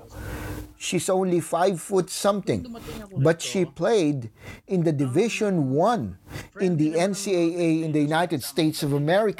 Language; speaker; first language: English; non-native, local second language; Filipino